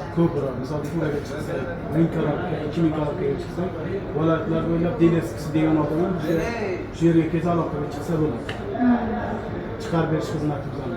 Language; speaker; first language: Uzbek; non-native, local second language; Turkmen